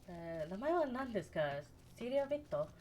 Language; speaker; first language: Japanese; non-native, learner; English